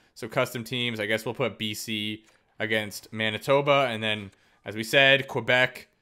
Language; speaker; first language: English; native; English